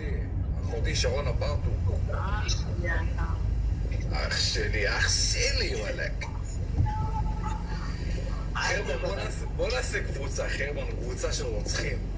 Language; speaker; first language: Hebrew; native; Hebrew